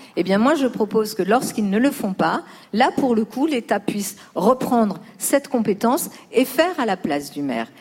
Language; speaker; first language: French; early bilingual, other home language; Spanish